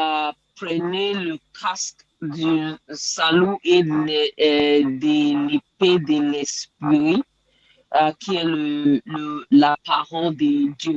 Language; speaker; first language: French; non-native, learner; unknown